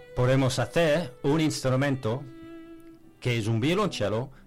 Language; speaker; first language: Spanish; non-native, learner; English